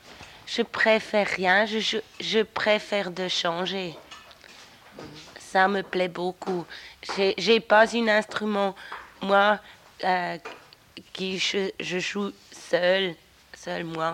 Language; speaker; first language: French; non-native, local second language; German